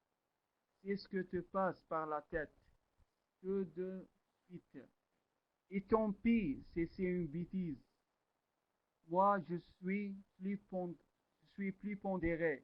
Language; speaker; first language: French; non-native, learner; Arabic